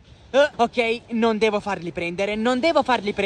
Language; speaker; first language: Italian; native; Italian